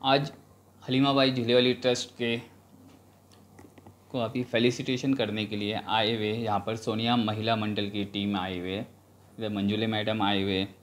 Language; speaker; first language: Hindi; non-native, local second language; Marathi